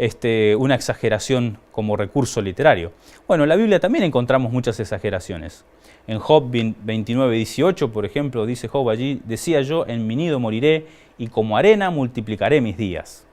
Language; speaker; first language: Spanish; native; Spanish